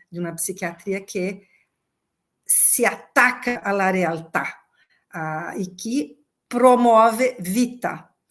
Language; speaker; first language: Italian; non-native, fluent; Portuguese